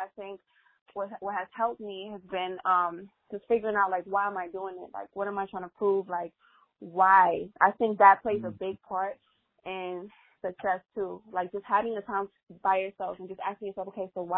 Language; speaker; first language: English; non-native, fluent; Spanish